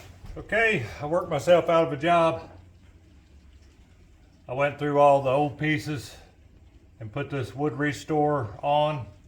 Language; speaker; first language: English; native; English